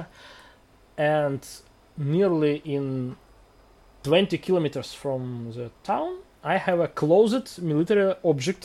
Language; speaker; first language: English; non-native, fluent; Russian